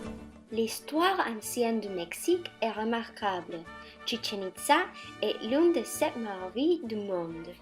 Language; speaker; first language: French; non-native, learner; Spanish